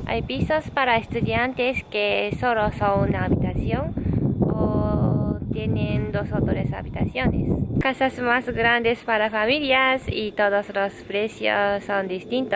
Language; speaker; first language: Spanish; non-native, learner; Japanese